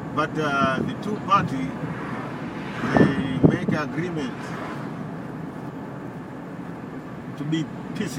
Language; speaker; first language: English; non-native, local second language; Swahili